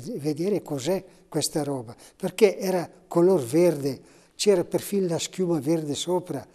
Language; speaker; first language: Italian; native; Italian